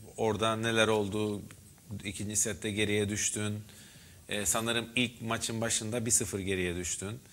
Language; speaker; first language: Turkish; native; Turkish